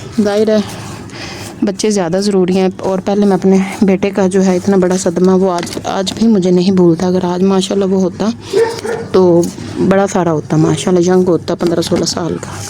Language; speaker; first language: Urdu; non-native, local second language; Punjabi